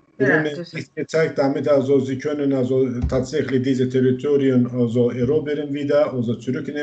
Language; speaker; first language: German; non-native, learner; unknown